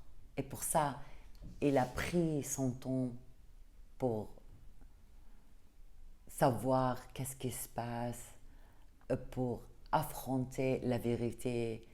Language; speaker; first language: French; non-native, fluent; Arabic